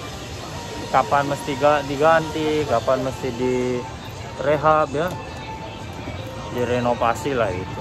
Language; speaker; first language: Indonesian; native; Indonesian